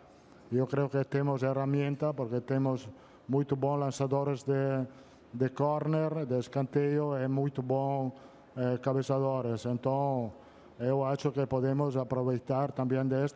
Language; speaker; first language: Portuguese; non-native, learner; Italian